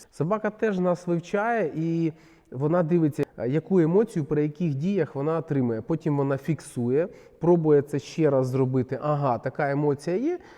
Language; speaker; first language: Ukrainian; non-native, local second language; Russian